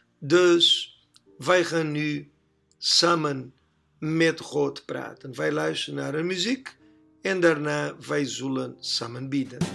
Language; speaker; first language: Dutch; non-native, learner; Portuguese